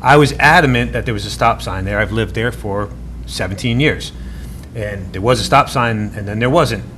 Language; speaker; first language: English; native; English